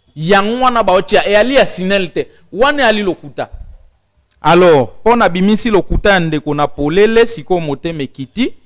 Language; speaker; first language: Lingala; native; Lingala